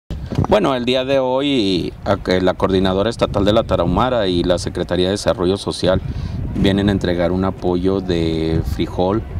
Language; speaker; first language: Spanish; native; Spanish